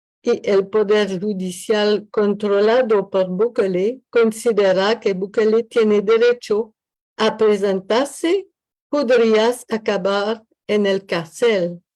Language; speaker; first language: Spanish; non-native, learner; French